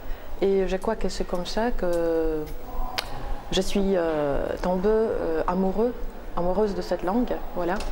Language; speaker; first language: French; non-native, fluent; Polish